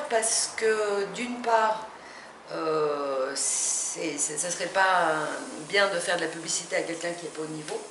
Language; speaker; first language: French; non-native, fluent; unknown